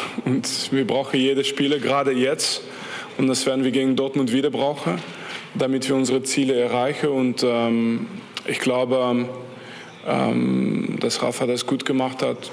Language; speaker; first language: German; non-native, fluent; French